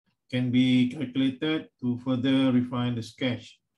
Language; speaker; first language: English; non-native, local second language; Malay